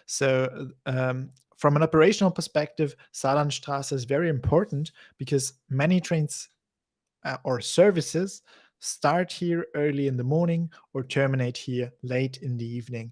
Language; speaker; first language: English; non-native, fluent; German